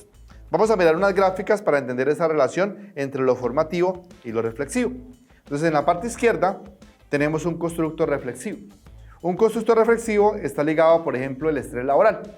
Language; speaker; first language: Spanish; native; Spanish